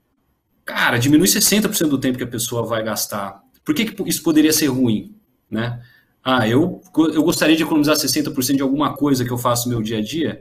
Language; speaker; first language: Portuguese; native; Portuguese